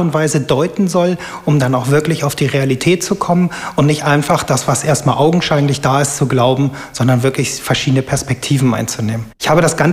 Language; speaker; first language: German; native; German